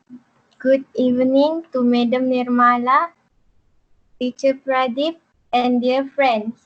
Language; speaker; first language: English; non-native, local second language; Malay